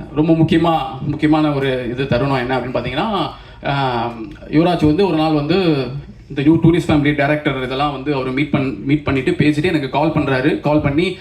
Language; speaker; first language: Tamil; native; Tamil